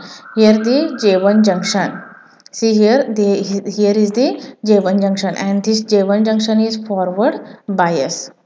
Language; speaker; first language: English; non-native, local second language; Marathi